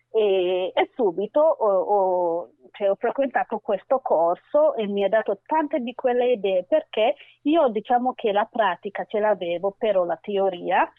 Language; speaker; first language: Italian; non-native, fluent; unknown